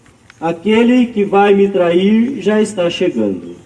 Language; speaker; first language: Portuguese; native; Portuguese